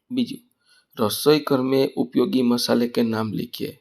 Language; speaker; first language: Hindi; non-native, local second language; Gujarati